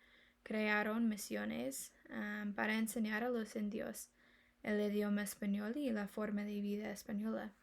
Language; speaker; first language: Spanish; non-native, learner; English